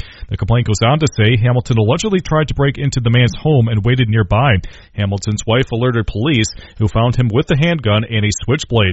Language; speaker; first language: English; native; English